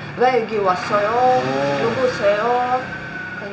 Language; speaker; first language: Korean; non-native, learner; Ukrainian